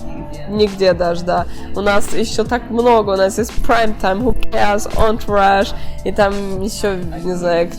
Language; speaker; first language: Russian; early bilingual, heritage; Russian